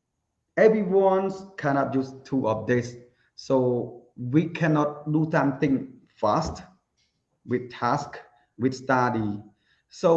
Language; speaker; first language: English; non-native, learner; Khmer